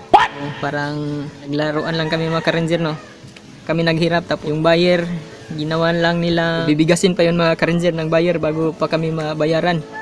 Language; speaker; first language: Filipino; non-native, local second language; Cebuano